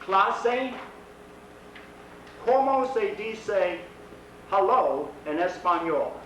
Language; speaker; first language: Spanish; non-native, fluent; English